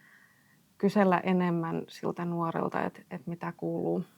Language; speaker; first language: Finnish; native; Finnish